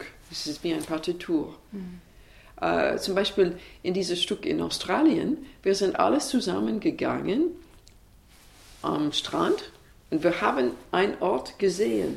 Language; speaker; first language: German; non-native, learner; English